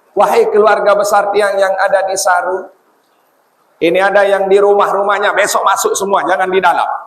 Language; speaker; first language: Indonesian; non-native, local second language; Sasak